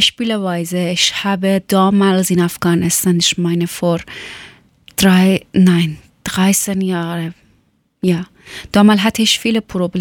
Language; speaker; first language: German; non-native, fluent; Persian